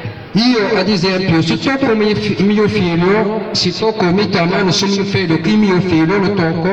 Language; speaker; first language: Italian; non-native, fluent; Arabic